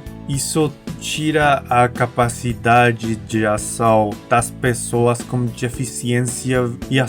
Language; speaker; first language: Portuguese; non-native, learner; Spanish